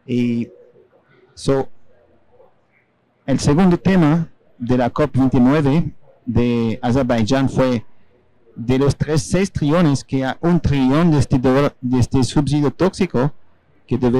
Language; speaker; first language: Spanish; non-native, fluent; French